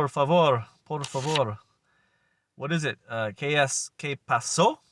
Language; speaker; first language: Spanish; non-native, learner; English